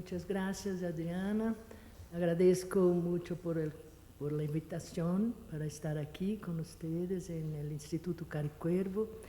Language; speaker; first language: Spanish; non-native, fluent; Portuguese